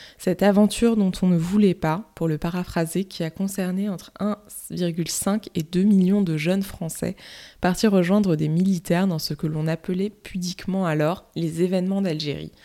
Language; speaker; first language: French; native; French